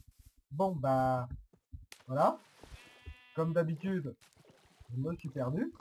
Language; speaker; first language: French; native; French